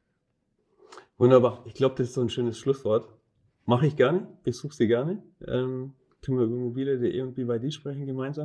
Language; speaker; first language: German; native; German